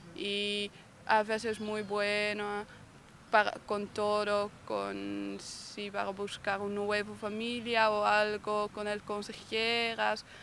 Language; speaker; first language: Spanish; non-native, learner; Dutch